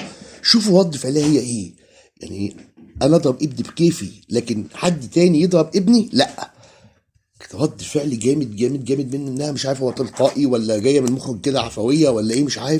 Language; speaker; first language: Arabic; native; Arabic